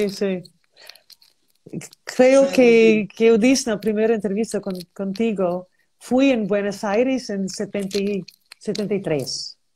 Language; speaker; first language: Spanish; non-native, learner; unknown